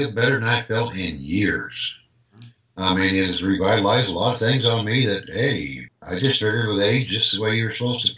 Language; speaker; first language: English; native; English